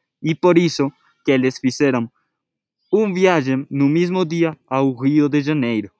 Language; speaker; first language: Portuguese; non-native, learner; Spanish